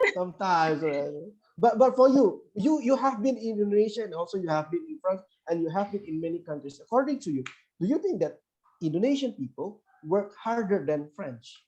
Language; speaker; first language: English; non-native, fluent; Indonesian